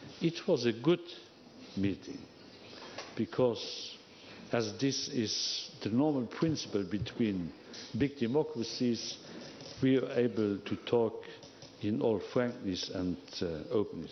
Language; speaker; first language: English; non-native, fluent; Luxembourgish